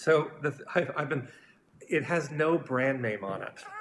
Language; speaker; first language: English; native; English